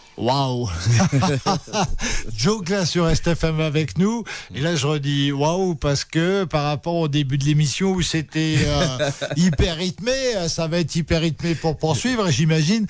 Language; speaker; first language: French; native; French